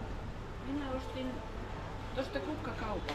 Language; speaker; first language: Finnish; native; Finnish